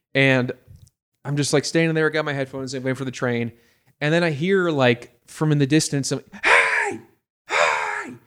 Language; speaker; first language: English; native; English